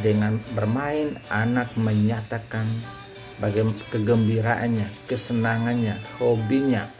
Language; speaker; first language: Indonesian; native; Indonesian